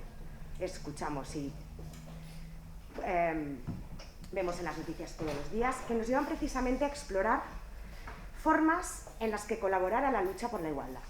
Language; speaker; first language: Spanish; native; Spanish